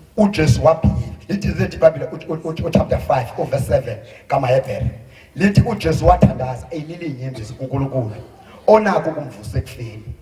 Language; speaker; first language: Zulu; non-native, local second language; Xhosa